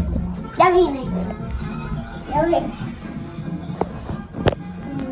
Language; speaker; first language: Spanish; early bilingual, heritage; Spanish